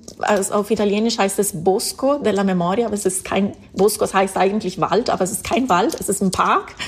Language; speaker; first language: German; non-native, fluent; Italian